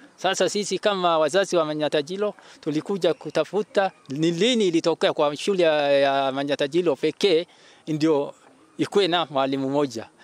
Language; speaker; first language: Swahili; non-native, local second language; Oromo